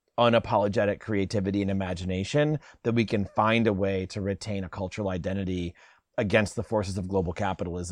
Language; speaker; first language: English; native; English